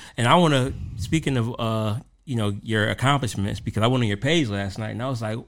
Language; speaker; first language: English; native; English